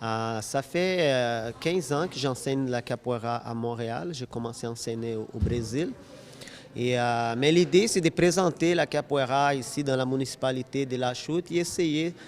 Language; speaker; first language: French; non-native, fluent; Portuguese